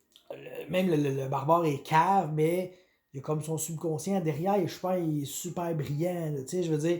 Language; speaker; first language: French; native; French